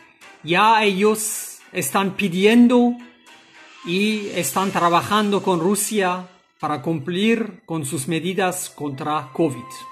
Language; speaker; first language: Spanish; non-native, fluent; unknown